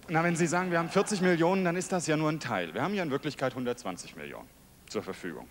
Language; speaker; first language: German; native; German